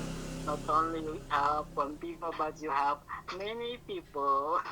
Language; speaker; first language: English; non-native, learner; Indonesian